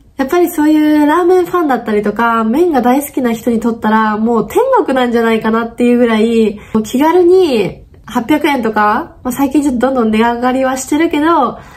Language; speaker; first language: Japanese; non-native, fluent; German